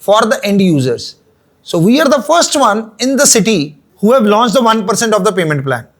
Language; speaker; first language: English; non-native, local second language; Punjabi